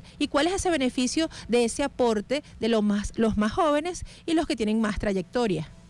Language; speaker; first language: Spanish; native; Spanish